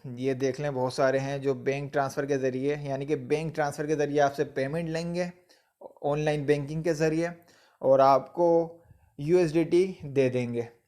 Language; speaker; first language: Hindi; non-native, local second language; Punjabi